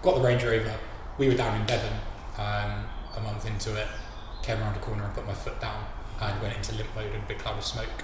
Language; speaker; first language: English; native; English